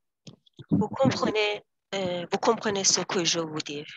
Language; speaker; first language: French; non-native, learner; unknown